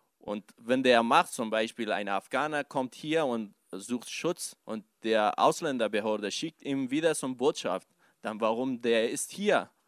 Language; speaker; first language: German; non-native, learner; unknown